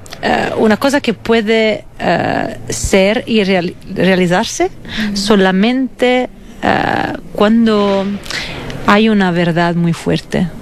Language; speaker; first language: Spanish; non-native, fluent; Italian